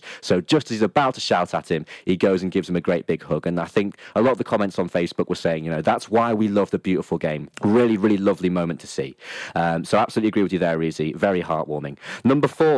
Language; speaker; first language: English; native; English